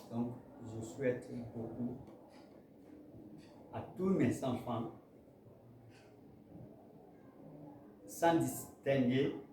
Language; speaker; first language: French; non-native, local second language; Mandingo